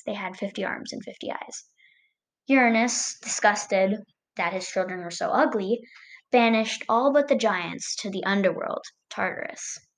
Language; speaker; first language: English; native; English